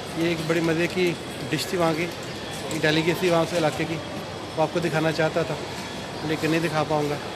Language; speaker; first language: Hindi; non-native, local second language; Punjabi